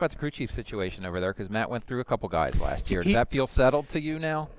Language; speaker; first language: English; native; English